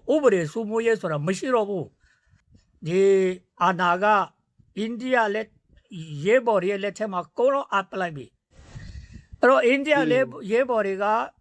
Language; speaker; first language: Burmese; non-native, local second language; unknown